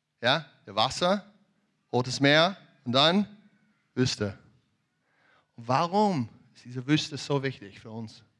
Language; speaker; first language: German; non-native, learner; English